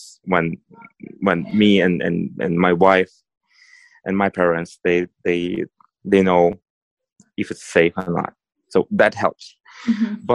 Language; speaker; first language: English; non-native, fluent; Ukrainian